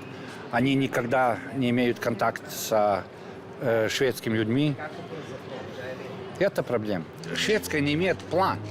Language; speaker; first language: Russian; non-native, learner; Serbian